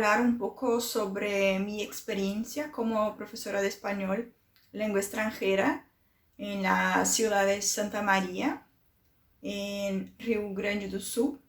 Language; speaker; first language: Spanish; non-native, fluent; Portuguese